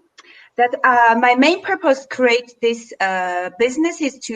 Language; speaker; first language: English; non-native, fluent; Chinese